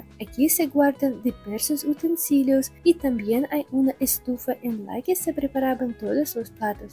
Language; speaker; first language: Spanish; non-native, fluent; Russian